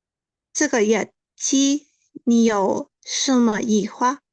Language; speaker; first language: Chinese; non-native, learner; Spanish